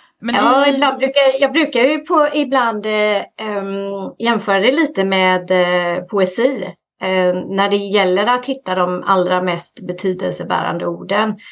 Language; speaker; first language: Swedish; native; Swedish